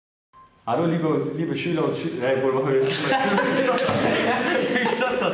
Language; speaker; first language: German; early bilingual, other home language; Arabic